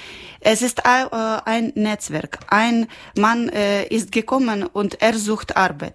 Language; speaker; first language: German; non-native, learner; Ukrainian